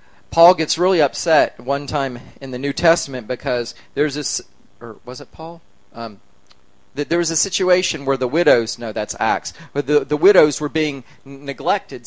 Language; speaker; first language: English; native; English